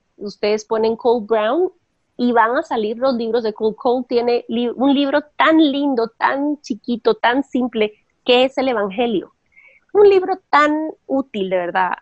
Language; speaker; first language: Spanish; native; Spanish